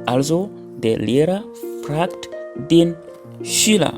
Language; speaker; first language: German; non-native, fluent; French